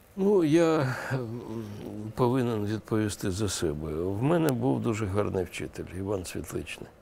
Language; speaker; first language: Ukrainian; non-native, local second language; Russian